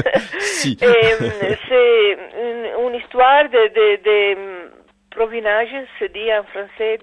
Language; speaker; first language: French; non-native, learner; Italian